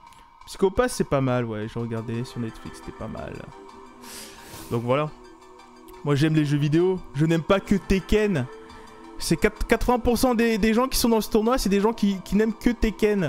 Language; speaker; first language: French; native; French